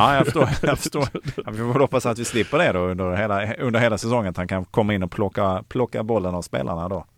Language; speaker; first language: Swedish; native; Swedish